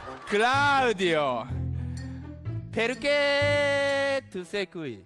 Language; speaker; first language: Italian; non-native, learner; Japanese